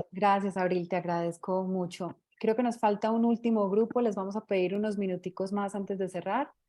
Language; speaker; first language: Spanish; native; Spanish